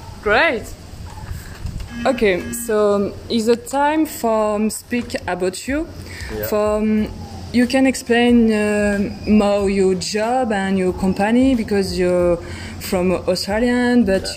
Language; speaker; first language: English; non-native, learner; French